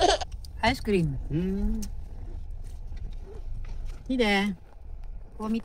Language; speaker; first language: Japanese; non-native, learner; Filipino